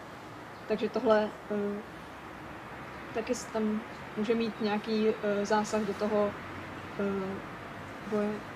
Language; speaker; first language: Czech; native; Czech